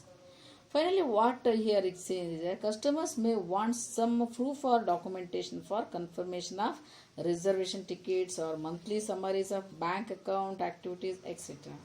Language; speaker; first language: English; non-native, local second language; Kannada